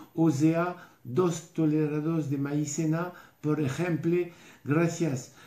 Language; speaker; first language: Spanish; non-native, learner; French